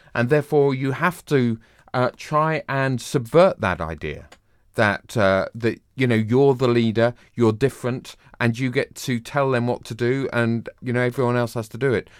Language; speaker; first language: English; native; English